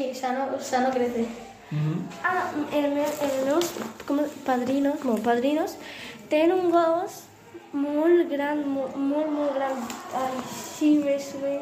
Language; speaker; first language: Catalan; non-native, local second language; Spanish